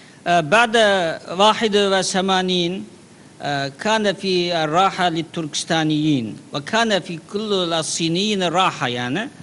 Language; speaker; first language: Arabic; non-native, learner; Uyghur